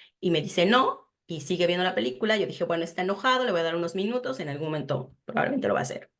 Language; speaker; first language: Spanish; native; Spanish